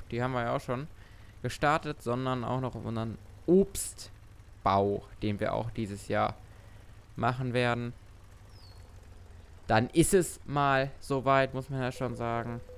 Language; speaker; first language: German; native; German